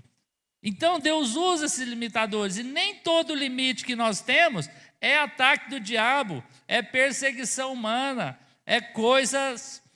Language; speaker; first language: Portuguese; native; Portuguese